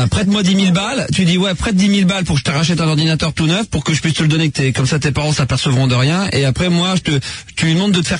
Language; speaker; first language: French; native; French